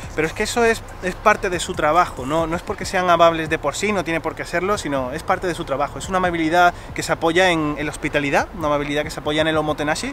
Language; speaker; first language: Spanish; native; Spanish